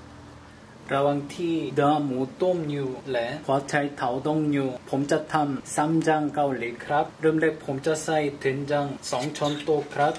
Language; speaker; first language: Thai; non-native, learner; Korean